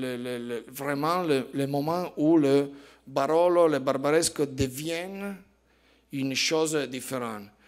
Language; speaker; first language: French; non-native, fluent; Italian